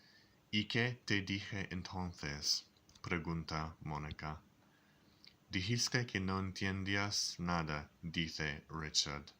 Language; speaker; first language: Spanish; non-native, learner; English